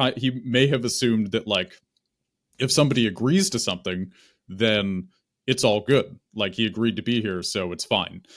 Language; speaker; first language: English; native; English